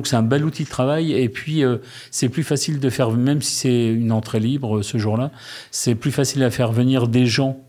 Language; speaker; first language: French; native; French